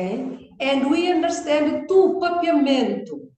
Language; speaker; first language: English; non-native, learner; Kabuverdianu